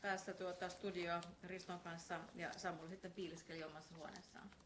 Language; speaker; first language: Finnish; non-native, fluent; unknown